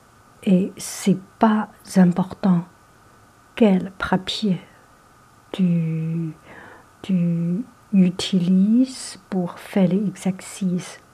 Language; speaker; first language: French; non-native, learner; Chinese